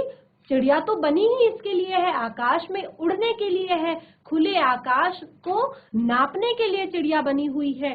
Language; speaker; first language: Hindi; native; Hindi